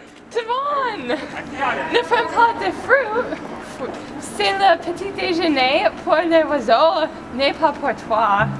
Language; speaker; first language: French; non-native, learner; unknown